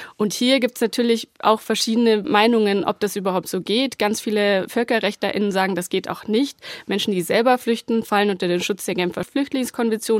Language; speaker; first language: German; native; German